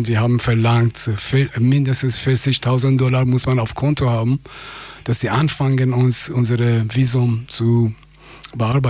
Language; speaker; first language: German; non-native, fluent; Persian